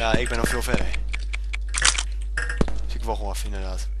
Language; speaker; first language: Dutch; native; Dutch